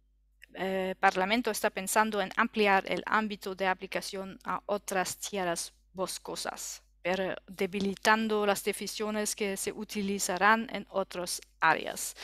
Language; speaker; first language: Spanish; non-native, learner; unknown